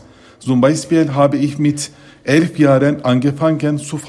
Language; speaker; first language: German; non-native, fluent; Turkish